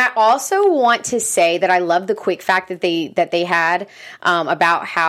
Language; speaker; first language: English; native; English